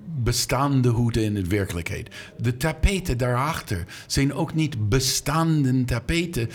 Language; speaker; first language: Dutch; non-native, learner; English